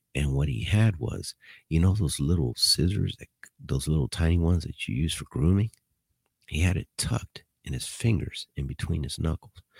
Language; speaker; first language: English; early bilingual, other home language; Spanish